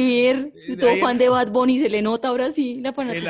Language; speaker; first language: Spanish; native; Spanish